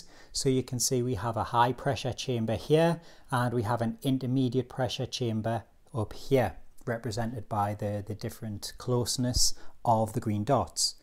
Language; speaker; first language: English; native; English